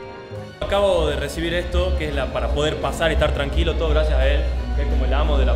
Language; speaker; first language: Spanish; native; Spanish